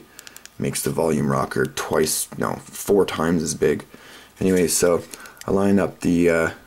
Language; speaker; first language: English; native; English